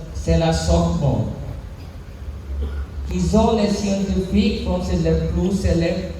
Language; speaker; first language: French; non-native, learner; Sinhala